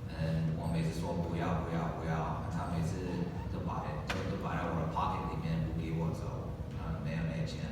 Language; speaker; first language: Chinese; early bilingual, heritage; English